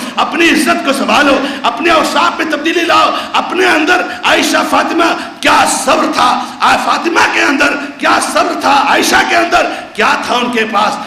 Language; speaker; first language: Urdu; non-native, local second language; Konkani